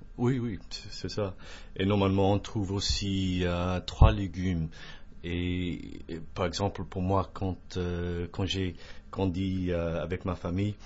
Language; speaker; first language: French; non-native, fluent; English